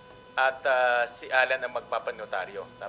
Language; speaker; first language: Filipino; native; Filipino